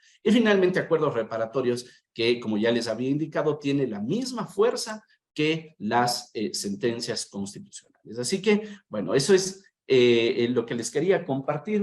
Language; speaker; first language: Spanish; native; Spanish